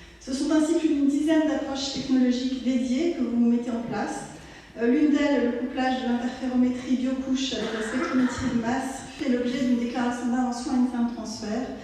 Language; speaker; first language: French; native; French